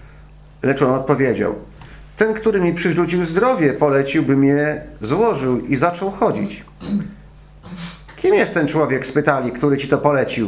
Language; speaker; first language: Polish; native; Polish